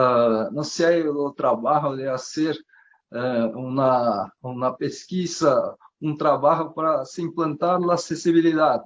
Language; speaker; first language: Spanish; non-native, learner; Portuguese